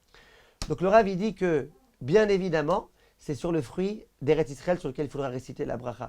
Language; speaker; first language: French; native; French